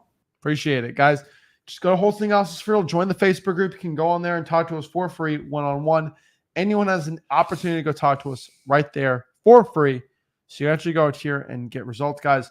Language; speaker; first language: English; native; English